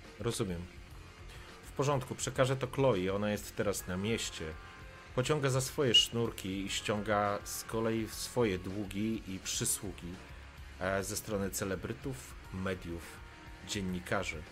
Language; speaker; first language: Polish; native; Polish